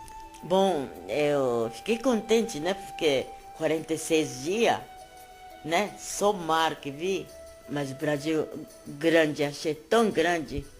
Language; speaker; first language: Portuguese; non-native, learner; Japanese